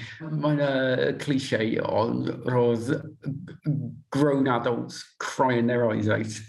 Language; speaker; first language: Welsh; non-native, learner; English